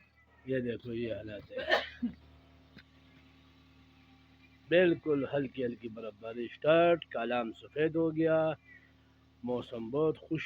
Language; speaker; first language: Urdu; non-native, local second language; Pashto